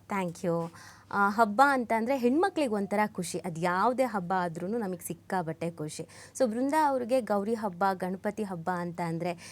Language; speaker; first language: Kannada; native; Kannada